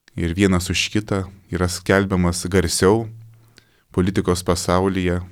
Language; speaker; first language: Lithuanian; native; Lithuanian